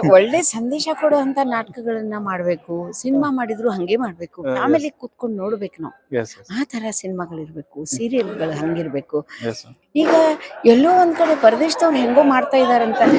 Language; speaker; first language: Kannada; non-native, local second language; Marathi